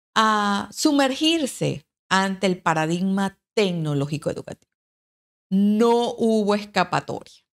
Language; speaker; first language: Spanish; native; Spanish